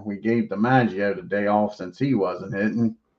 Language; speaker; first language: English; native; English